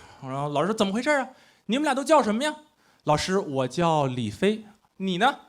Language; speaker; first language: Chinese; native; Chinese